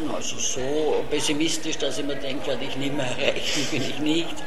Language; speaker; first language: German; non-native, local second language; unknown